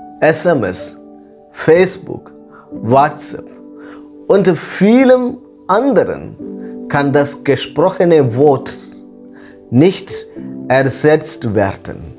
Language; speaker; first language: German; non-native, fluent; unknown